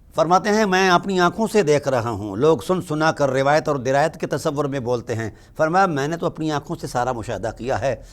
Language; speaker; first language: Urdu; non-native, local second language; Punjabi